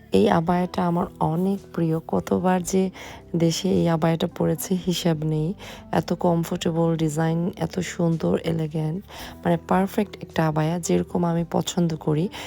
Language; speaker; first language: Bangla; native; Bangla